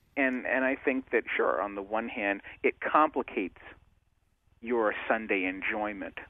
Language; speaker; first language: English; native; English